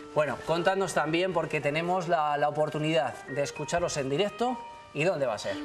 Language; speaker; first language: Spanish; native; Spanish